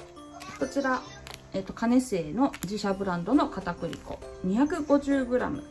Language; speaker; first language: Japanese; native; Japanese